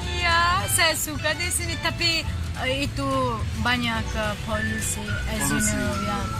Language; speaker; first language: Indonesian; non-native, learner; Tajik